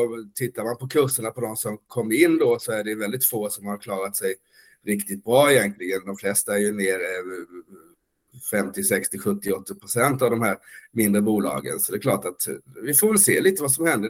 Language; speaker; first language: Swedish; native; Swedish